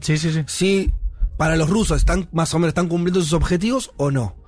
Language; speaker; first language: Spanish; native; Spanish